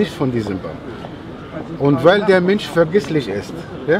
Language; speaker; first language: German; non-native, fluent; Arabic